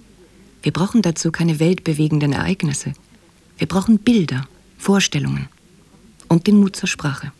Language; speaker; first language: German; native; German